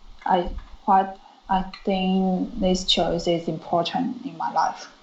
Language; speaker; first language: English; non-native, learner; Chinese